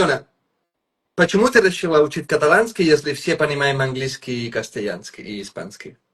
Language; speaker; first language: Russian; non-native, fluent; Catalan